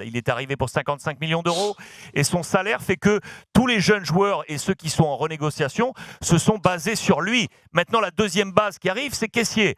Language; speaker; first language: French; native; French